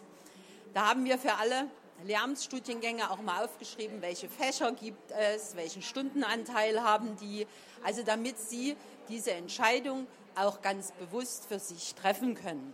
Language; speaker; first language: German; native; German